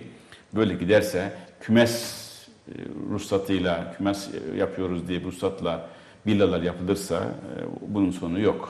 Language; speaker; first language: Turkish; native; Turkish